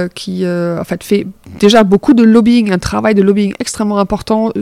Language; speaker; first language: French; non-native, fluent; German